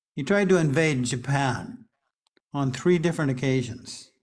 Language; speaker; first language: English; native; English